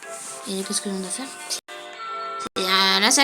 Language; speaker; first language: French; native; French